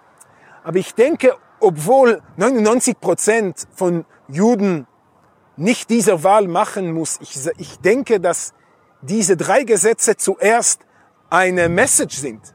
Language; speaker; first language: German; non-native, fluent; Hebrew